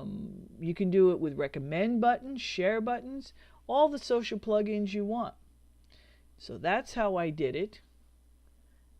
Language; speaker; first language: English; native; English